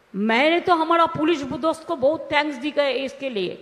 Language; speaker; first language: Hindi; non-native, local second language; Bangla